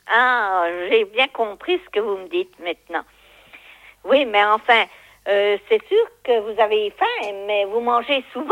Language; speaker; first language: French; native; French